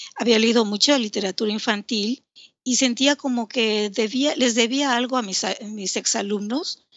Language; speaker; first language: Spanish; native; Spanish